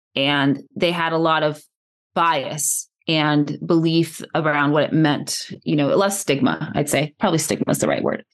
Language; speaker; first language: English; early bilingual, other home language; Spanish